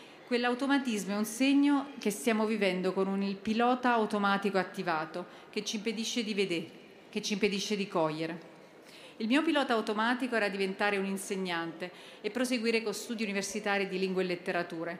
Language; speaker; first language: Italian; native; Italian